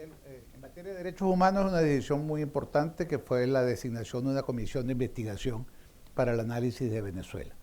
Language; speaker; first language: Spanish; native; Spanish